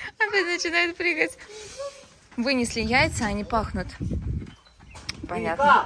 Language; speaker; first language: Russian; native; Russian